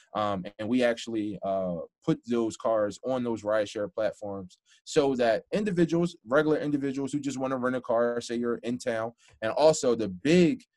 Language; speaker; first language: English; native; English